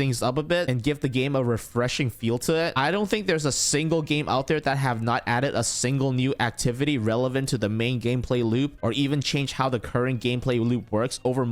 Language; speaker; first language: English; native; English